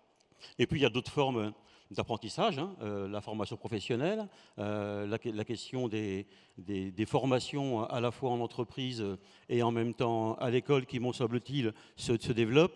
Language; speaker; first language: French; native; French